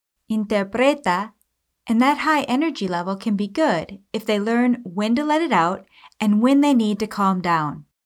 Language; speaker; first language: English; native; English